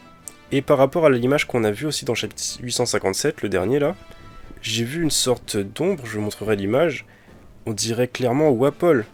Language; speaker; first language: French; native; French